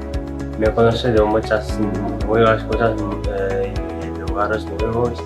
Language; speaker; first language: Spanish; non-native, learner; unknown